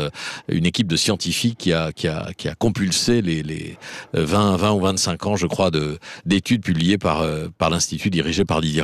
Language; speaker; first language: French; native; French